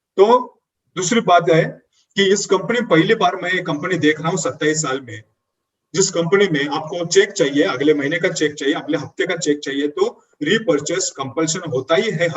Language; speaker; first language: Hindi; non-native, local second language; Marathi